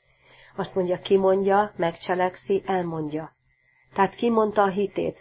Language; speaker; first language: Hungarian; native; Hungarian